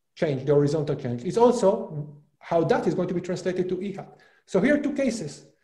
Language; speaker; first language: English; non-native, fluent; Hebrew